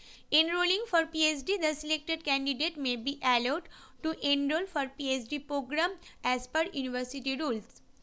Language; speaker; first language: English; non-native, local second language; Bangla